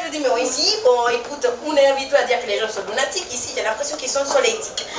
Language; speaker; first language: French; non-native, fluent; Spanish